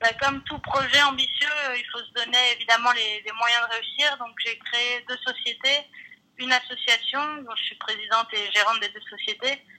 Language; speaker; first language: French; native; French